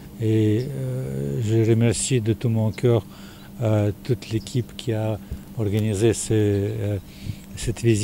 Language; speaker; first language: French; non-native, fluent; Russian